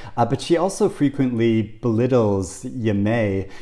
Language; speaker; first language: English; native; English